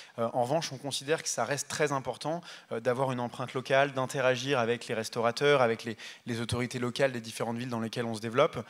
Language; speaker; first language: French; native; French